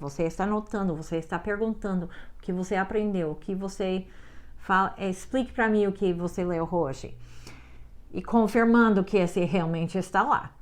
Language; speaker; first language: Portuguese; non-native, learner; English